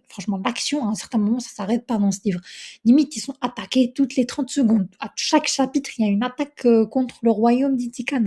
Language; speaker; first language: French; native; French